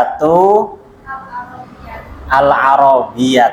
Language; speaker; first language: Arabic; non-native, fluent; Indonesian